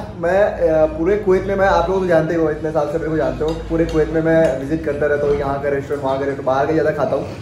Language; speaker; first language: Hindi; native; Hindi